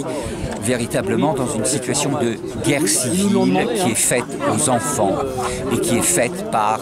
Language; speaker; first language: French; native; French